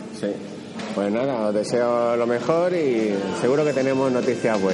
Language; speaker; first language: Spanish; native; Spanish